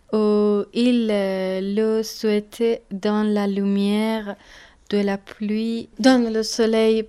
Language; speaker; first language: French; non-native, learner; Persian